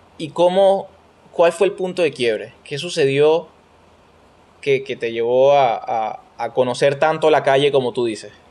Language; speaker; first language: Spanish; native; Spanish